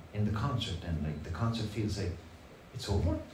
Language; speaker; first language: English; native; English